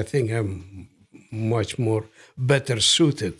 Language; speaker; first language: English; non-native, fluent; Greek